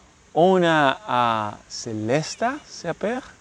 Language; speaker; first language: French; non-native, learner; English